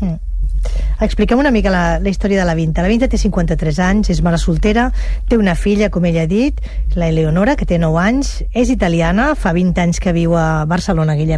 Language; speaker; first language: Catalan; native; Catalan